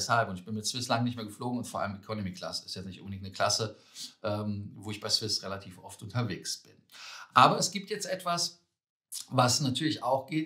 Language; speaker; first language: German; native; German